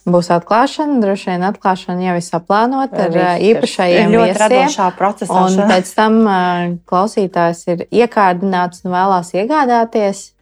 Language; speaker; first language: Latvian; native; Latvian